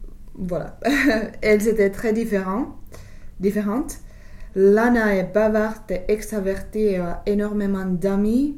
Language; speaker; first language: French; non-native, learner; English